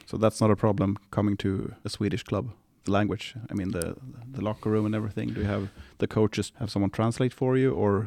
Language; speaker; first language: English; non-native, fluent; Swedish